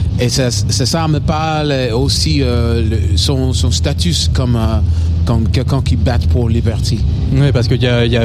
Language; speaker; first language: French; non-native, learner; English